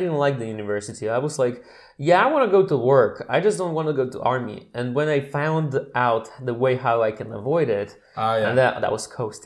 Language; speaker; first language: English; non-native, fluent; Russian